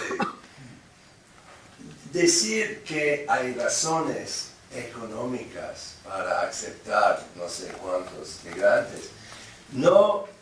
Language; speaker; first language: Spanish; non-native, fluent; English